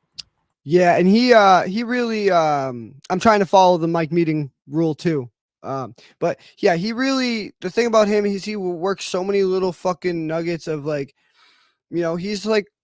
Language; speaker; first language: English; native; English